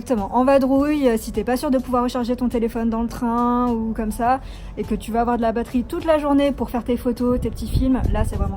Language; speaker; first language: French; native; French